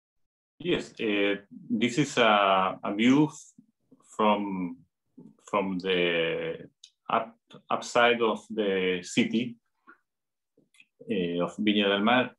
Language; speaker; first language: English; non-native, fluent; Spanish